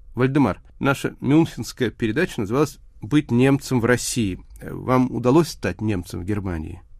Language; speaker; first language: Russian; native; Russian